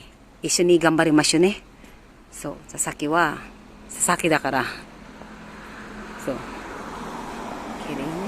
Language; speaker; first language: Japanese; non-native, learner; Filipino